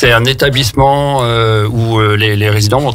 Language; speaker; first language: French; native; French